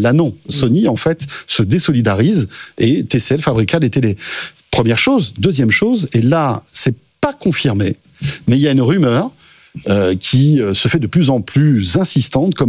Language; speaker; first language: French; native; French